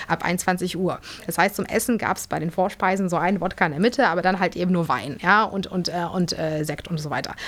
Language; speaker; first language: German; early bilingual, other home language; Polish